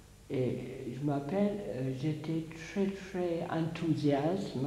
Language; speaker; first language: French; non-native, fluent; English